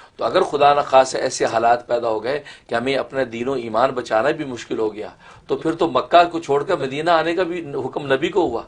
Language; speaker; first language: Urdu; native; Urdu